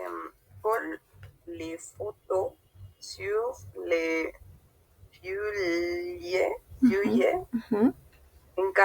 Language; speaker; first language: French; non-native, learner; Spanish